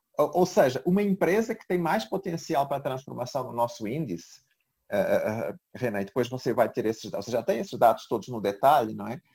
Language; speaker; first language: Portuguese; native; Portuguese